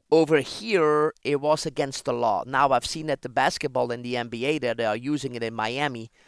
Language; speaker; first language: English; non-native, fluent; Dutch